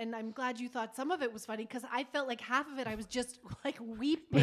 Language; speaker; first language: English; native; English